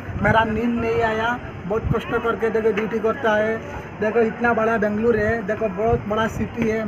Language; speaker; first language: Hindi; non-native, local second language; Bangla